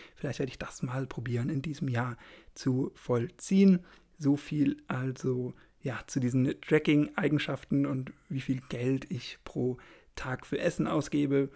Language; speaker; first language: German; native; German